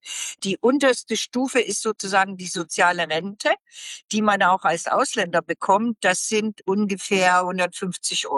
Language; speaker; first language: German; native; German